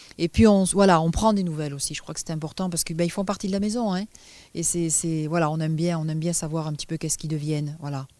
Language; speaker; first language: French; native; French